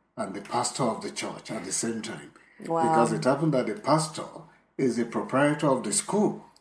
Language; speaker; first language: English; non-native, local second language; Yoruba